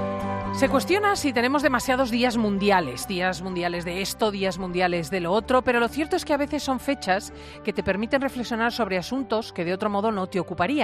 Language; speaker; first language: Spanish; native; Spanish